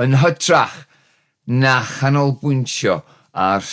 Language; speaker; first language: Welsh; non-native, learner; English